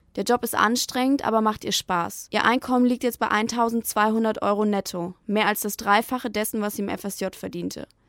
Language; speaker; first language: German; native; German